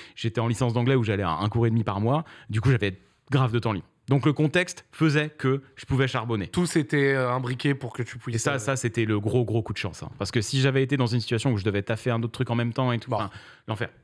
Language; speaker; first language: French; native; French